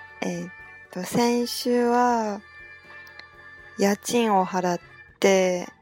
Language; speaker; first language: Japanese; non-native, fluent; Chinese